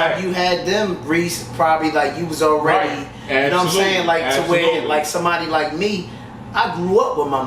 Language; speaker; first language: English; native; English